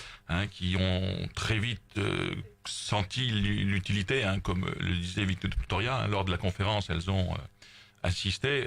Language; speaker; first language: French; native; French